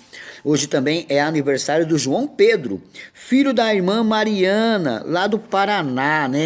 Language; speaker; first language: Portuguese; native; Portuguese